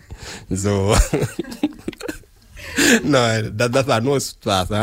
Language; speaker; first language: German; non-native, learner; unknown